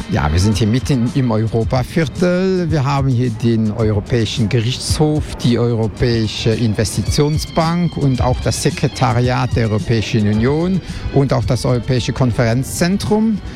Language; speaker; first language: German; non-native, local second language; Luxembourgish